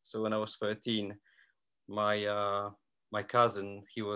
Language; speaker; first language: English; non-native, fluent; Polish